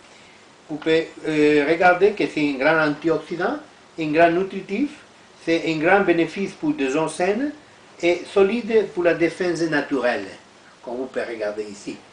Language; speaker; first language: French; non-native, learner; Italian